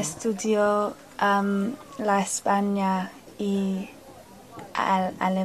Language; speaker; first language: Spanish; non-native, learner; English